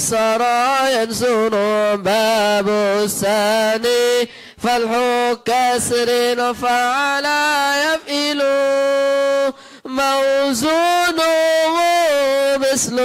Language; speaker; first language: Arabic; non-native, fluent; Indonesian